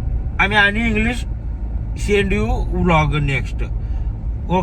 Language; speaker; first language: English; non-native, learner; Marathi